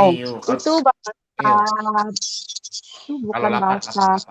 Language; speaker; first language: Indonesian; non-native, learner; Cantonese